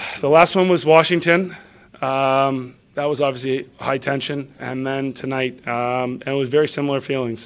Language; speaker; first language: English; native; English